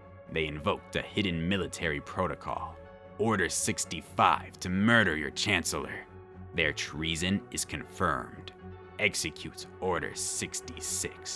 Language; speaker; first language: English; native; English